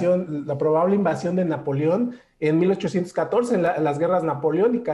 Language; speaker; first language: Spanish; native; Spanish